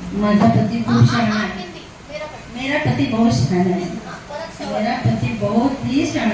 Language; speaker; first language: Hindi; non-native, local second language; Marathi